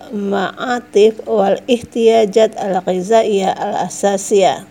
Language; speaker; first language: Arabic; non-native, fluent; Indonesian